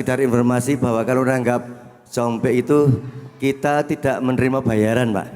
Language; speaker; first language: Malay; non-native, local second language; Javanese